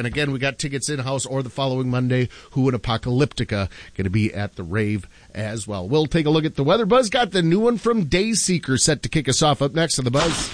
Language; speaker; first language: English; native; English